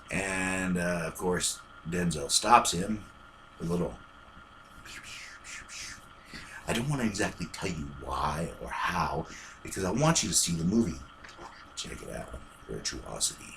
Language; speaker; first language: English; native; English